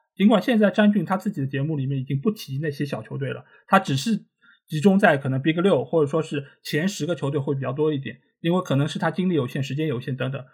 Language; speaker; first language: Chinese; non-native, local second language; Wu Chinese